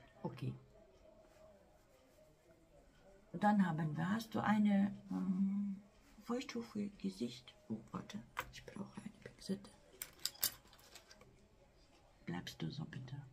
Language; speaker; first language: German; non-native, fluent; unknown